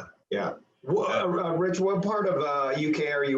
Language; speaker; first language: English; native; English